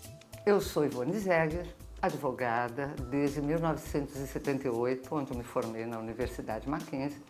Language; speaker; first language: Portuguese; native; Portuguese